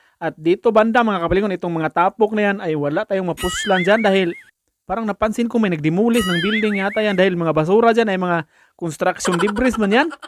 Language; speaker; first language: Filipino; non-native, local second language; Cebuano